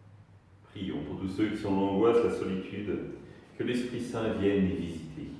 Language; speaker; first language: French; native; French